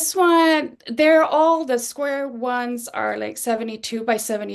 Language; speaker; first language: English; non-native, fluent; Swedish